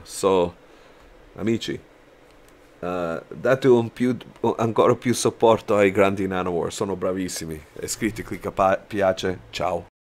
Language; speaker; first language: Italian; non-native, learner; English